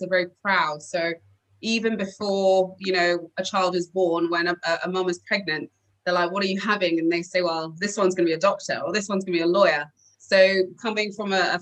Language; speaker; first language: English; native; English